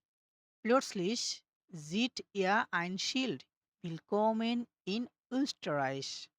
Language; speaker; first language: German; non-native, learner; Bangla